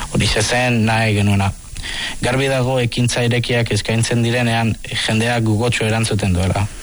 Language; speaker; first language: Basque; non-native, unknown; Spanish